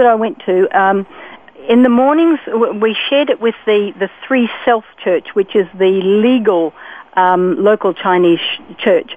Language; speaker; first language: English; native; English